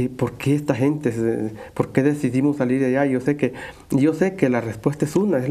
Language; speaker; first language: Spanish; native; Spanish